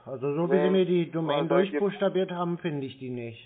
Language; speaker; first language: German; native; German